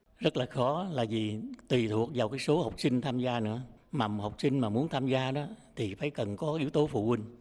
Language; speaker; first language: Vietnamese; native; Vietnamese